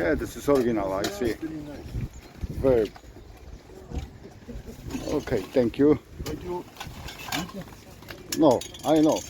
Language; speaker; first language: English; non-native, learner; Polish